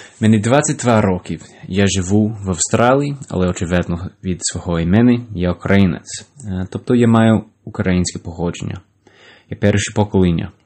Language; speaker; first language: Ukrainian; non-native, learner; English